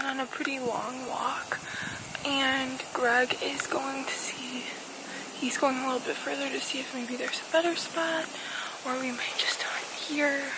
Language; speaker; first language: English; native; English